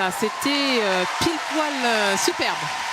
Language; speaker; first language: French; native; French